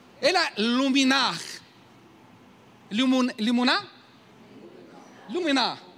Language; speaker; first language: Portuguese; non-native, learner; Arabic